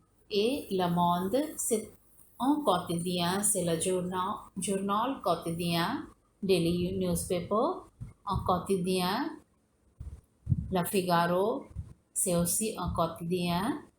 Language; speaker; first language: French; non-native, learner; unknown